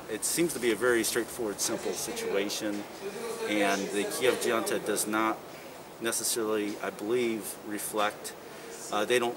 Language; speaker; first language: English; native; English